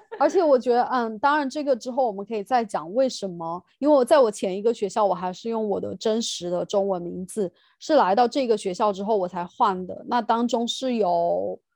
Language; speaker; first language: Chinese; native; Chinese